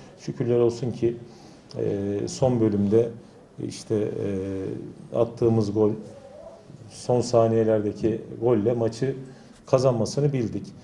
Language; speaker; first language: Turkish; native; Turkish